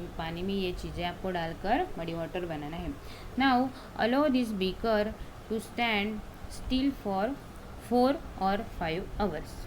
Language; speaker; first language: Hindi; non-native, local second language; Marathi